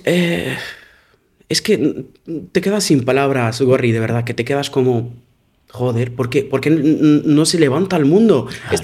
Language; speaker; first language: Spanish; non-native, fluent; Arabic